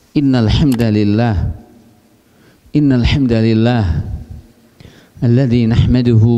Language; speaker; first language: Arabic; non-native, fluent; Javanese